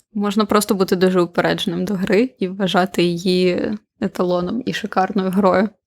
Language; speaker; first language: Ukrainian; native; Ukrainian